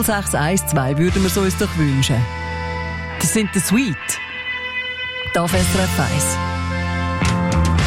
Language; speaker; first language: German; native; German